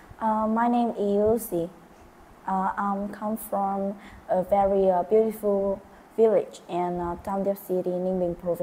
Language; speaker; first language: English; non-native, learner; Vietnamese